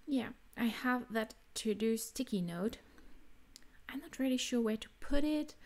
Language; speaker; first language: English; non-native, fluent; German